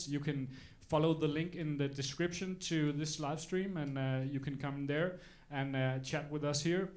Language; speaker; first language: English; non-native, fluent; Danish